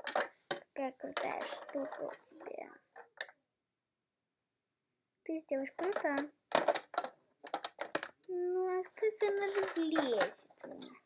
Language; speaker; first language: Russian; early bilingual, heritage; Russian